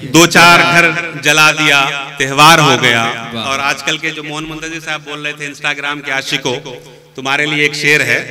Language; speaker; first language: Urdu; native; Urdu